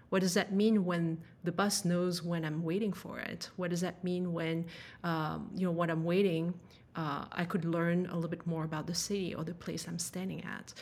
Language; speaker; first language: English; non-native, fluent; French